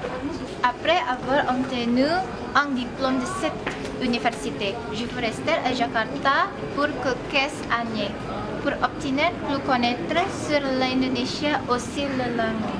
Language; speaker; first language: French; non-native, learner; Indonesian